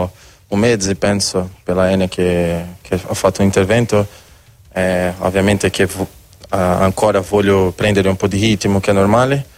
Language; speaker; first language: Italian; non-native, learner; Spanish